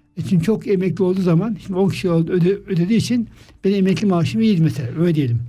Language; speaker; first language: Turkish; native; Turkish